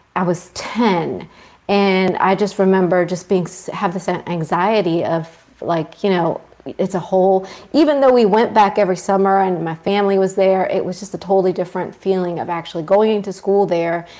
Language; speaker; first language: English; early bilingual, other home language; Spanish